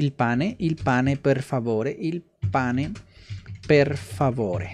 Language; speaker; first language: Italian; non-native, learner; Spanish